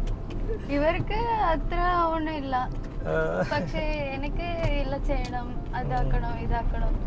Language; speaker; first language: Malayalam; early bilingual, heritage; Malayalam